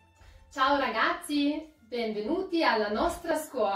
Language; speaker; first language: Italian; non-native, fluent; German